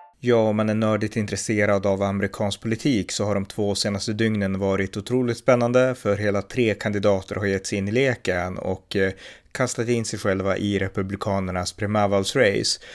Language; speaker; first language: Swedish; native; Swedish